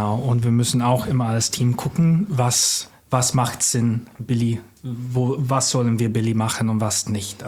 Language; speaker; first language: German; non-native, fluent; English